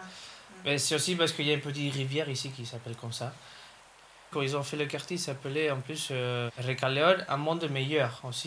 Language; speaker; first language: French; non-native, fluent; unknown